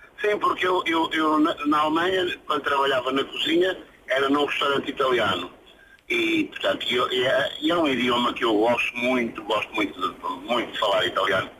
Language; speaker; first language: Portuguese; native; Portuguese